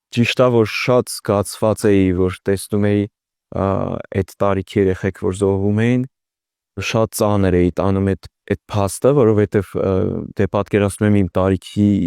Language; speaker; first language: Armenian; early bilingual, heritage; Armenian